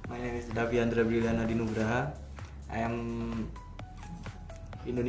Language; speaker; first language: English; non-native, learner; Indonesian